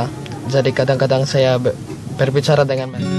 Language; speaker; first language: Indonesian; non-native, learner; Filipino